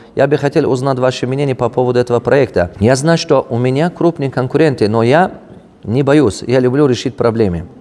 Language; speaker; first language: Russian; non-native, local second language; Tajik